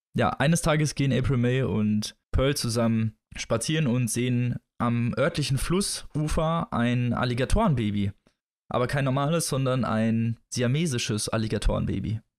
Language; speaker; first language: German; native; German